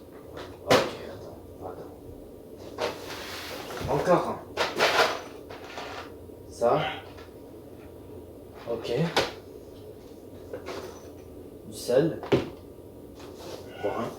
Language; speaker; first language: French; native; French